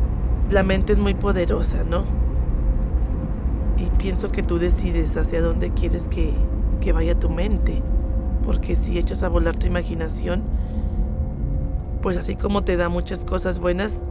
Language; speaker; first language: Spanish; native; Spanish